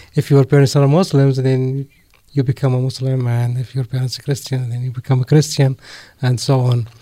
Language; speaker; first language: English; non-native, fluent; Arabic